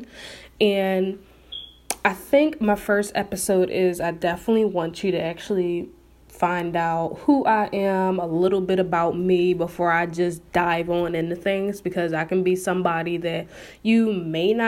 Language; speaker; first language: English; native; English